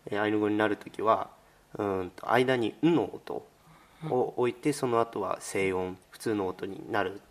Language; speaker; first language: Japanese; native; Japanese